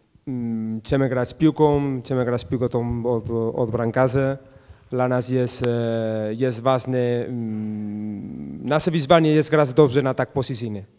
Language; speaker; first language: Polish; non-native, fluent; Spanish